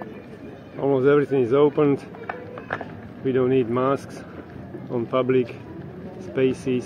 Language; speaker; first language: English; non-native, learner; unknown